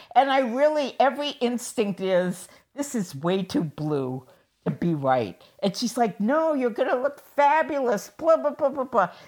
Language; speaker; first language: English; native; English